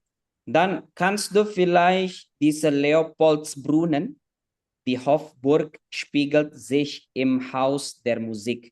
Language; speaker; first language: German; non-native, fluent; Indonesian